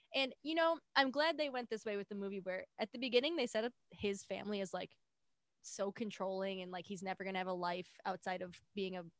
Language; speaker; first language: English; native; English